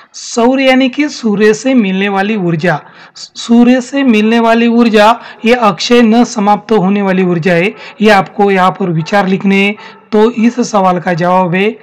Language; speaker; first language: Hindi; non-native, local second language; Marathi